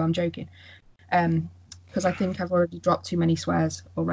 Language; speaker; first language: English; native; English